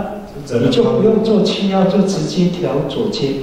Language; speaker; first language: Chinese; native; Chinese